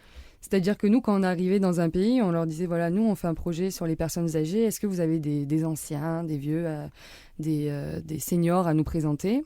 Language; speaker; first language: French; native; French